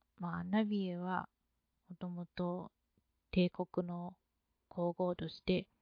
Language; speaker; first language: Japanese; non-native, fluent; Chinese